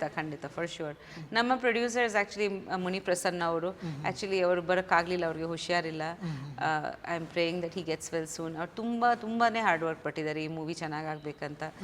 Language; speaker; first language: Kannada; non-native, fluent; Bangla